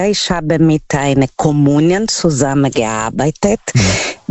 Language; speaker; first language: German; non-native, learner; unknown